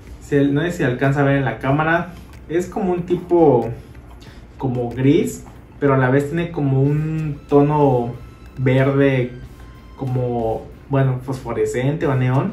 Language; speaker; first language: Spanish; native; Spanish